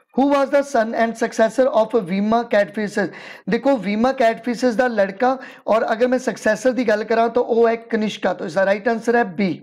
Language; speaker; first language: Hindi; non-native, local second language; Punjabi